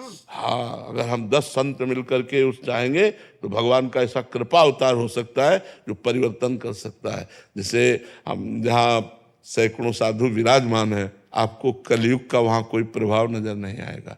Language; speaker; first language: Hindi; native; Hindi